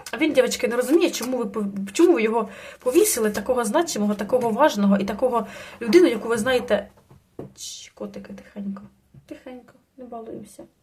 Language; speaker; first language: Ukrainian; non-native, local second language; Russian